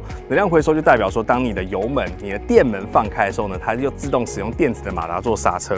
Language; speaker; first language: Chinese; native; Chinese